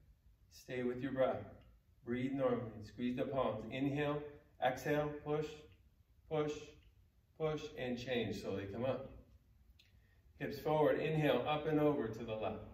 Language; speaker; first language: English; native; English